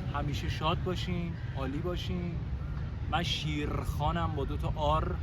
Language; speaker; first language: Persian; native; Persian